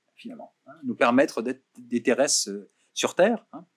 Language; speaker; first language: French; native; French